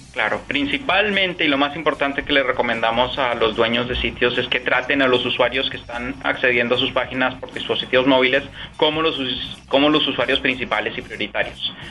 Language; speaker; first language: Spanish; native; Spanish